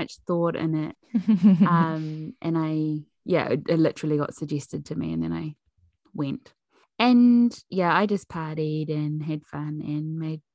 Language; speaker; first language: English; native; English